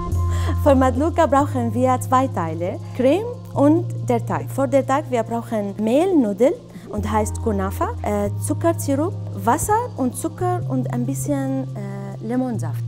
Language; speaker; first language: German; non-native, learner; Arabic